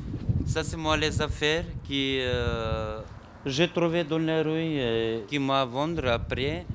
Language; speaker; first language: French; non-native, learner; Bulgarian